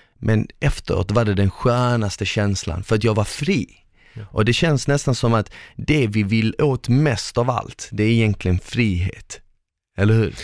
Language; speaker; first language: Swedish; early bilingual, other home language; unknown